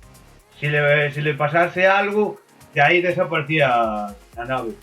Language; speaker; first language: Spanish; native; Spanish